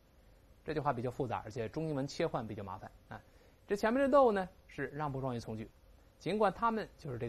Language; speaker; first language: Chinese; native; Chinese